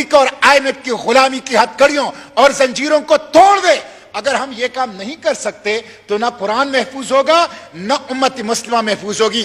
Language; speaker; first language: Urdu; non-native, local second language; Pashto